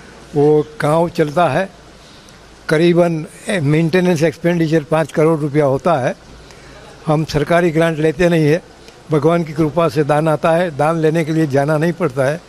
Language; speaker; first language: Hindi; non-native, local second language; Gujarati